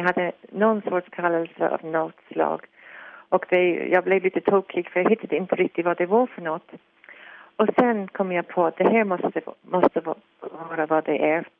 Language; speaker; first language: Swedish; non-native, fluent; English